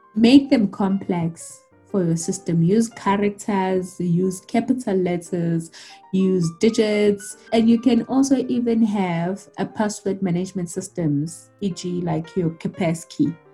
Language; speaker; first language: English; non-native, local second language; Zulu